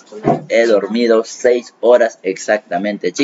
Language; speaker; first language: Spanish; native; Spanish